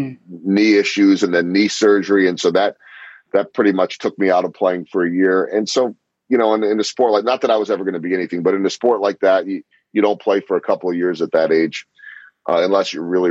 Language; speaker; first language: English; native; English